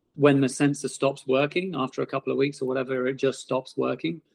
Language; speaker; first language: English; native; English